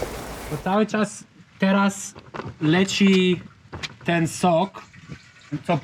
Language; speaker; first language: Polish; non-native, learner; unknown